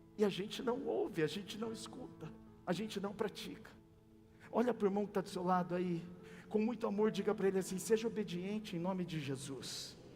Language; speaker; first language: Portuguese; native; Portuguese